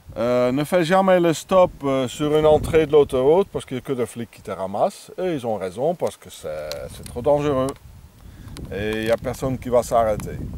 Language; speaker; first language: French; non-native, fluent; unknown